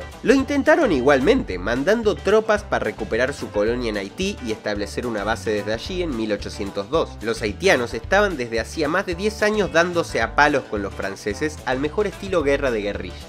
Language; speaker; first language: Spanish; native; Spanish